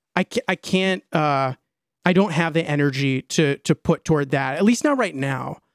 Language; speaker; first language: English; native; English